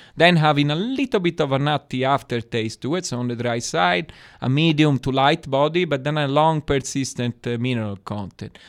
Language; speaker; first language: English; non-native, fluent; Italian